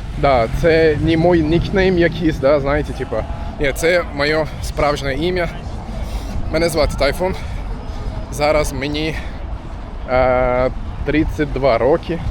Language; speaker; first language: Ukrainian; non-native, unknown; Turkish